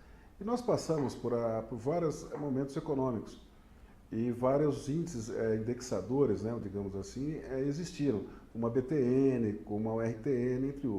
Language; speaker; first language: Portuguese; native; Portuguese